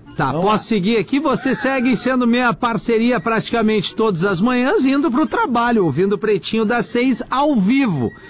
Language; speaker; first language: Portuguese; native; Portuguese